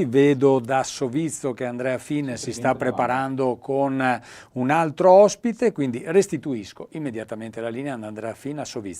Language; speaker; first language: Italian; native; Italian